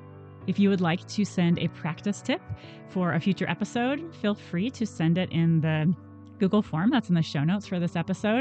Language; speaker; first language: English; native; English